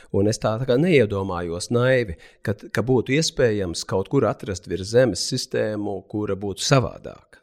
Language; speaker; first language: Latvian; native; Latvian